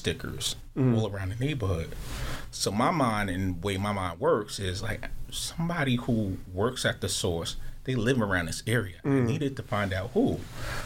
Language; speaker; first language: English; native; English